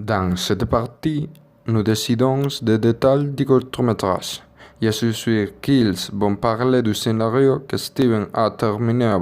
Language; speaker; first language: French; non-native, learner; Spanish